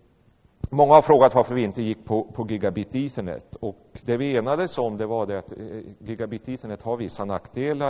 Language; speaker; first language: Swedish; native; Swedish